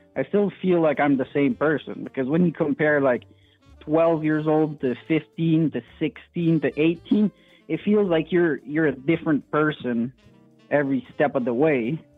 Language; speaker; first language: English; non-native, fluent; French